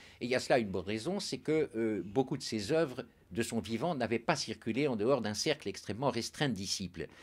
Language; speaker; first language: French; native; French